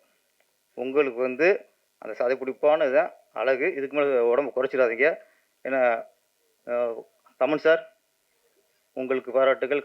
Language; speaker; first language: Tamil; native; Tamil